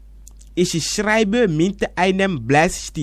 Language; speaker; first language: German; non-native, fluent; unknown